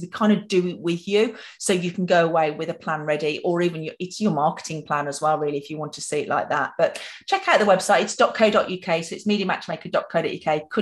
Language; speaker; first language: English; native; English